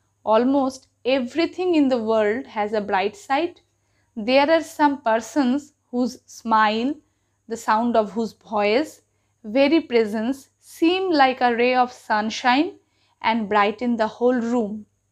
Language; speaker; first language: English; non-native, local second language; Bangla